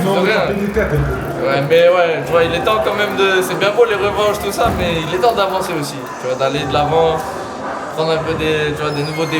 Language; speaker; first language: French; native; French